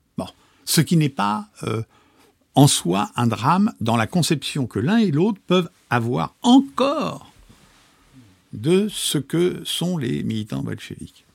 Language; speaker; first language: French; native; French